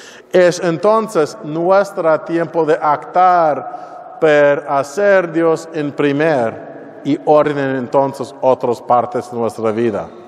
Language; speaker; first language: Spanish; non-native, learner; English